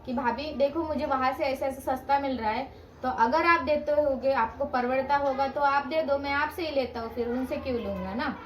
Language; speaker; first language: Hindi; non-native, local second language; Marathi